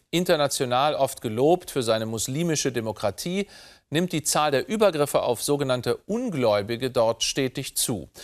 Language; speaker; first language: German; native; German